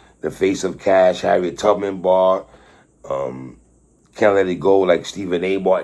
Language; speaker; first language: English; native; English